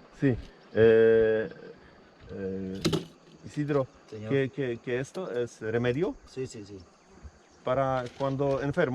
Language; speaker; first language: Spanish; non-native, learner; Polish